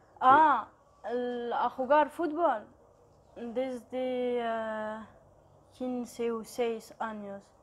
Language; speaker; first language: Spanish; non-native, learner; Arabic